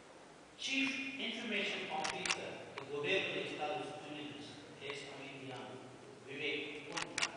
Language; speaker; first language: Spanish; non-native, learner; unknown